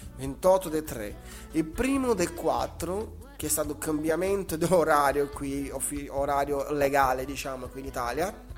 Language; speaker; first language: Italian; non-native, fluent; Portuguese